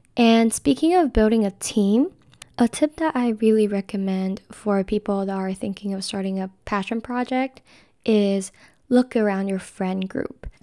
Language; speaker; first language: English; non-native, fluent; Chinese